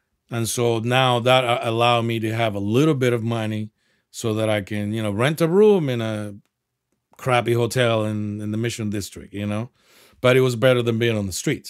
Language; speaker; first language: English; non-native, fluent; Spanish